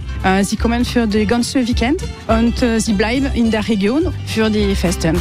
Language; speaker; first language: German; non-native, learner; French